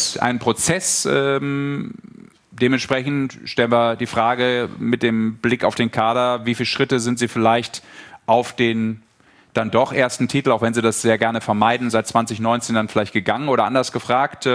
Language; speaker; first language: German; native; German